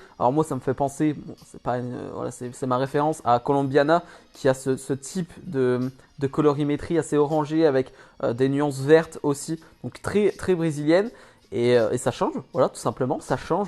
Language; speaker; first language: French; native; French